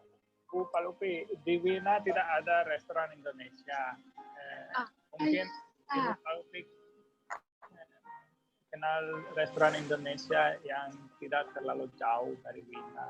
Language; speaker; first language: Indonesian; non-native, learner; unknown